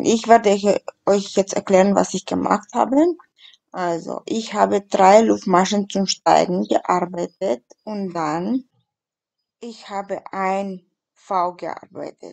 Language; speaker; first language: German; non-native, fluent; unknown